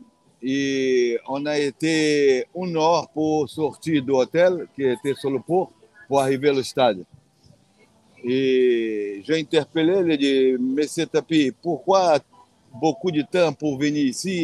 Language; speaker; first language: French; non-native, fluent; Portuguese